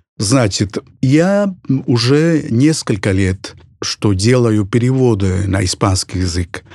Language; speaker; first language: Russian; non-native, fluent; Spanish